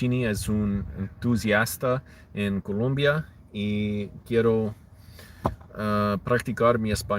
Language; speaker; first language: Spanish; non-native, learner; English